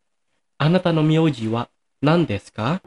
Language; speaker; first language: Japanese; non-native, fluent; Indonesian